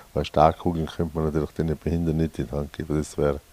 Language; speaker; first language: German; native; German